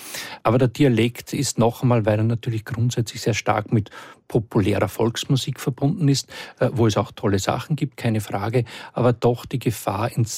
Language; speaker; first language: German; native; German